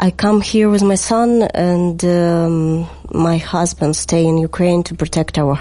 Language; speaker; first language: English; non-native, learner; Ukrainian